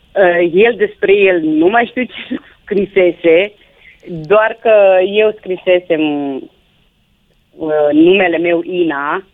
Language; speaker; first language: Romanian; native; Romanian